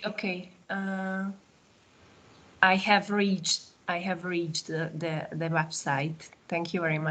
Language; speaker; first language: English; non-native, fluent; Hungarian